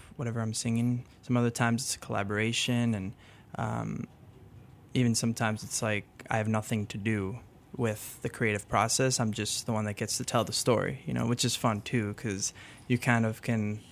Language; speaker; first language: English; early bilingual, other home language; French